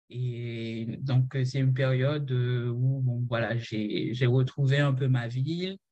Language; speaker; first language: French; non-native, local second language; Haitian Creole